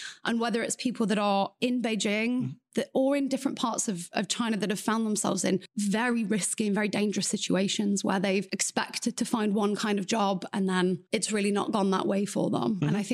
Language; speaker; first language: English; native; English